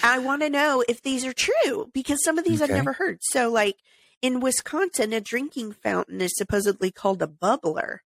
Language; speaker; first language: English; native; English